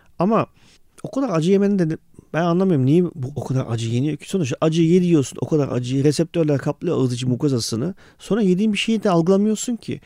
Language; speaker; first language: Turkish; early bilingual, heritage; Turkish